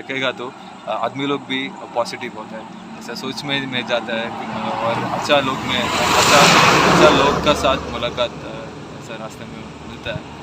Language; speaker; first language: Hindi; non-native, local second language; Malayalam